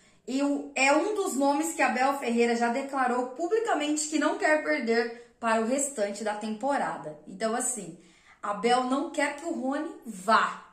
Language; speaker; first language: Portuguese; native; Portuguese